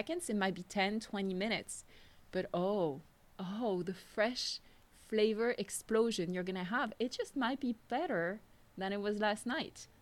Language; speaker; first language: English; non-native, fluent; French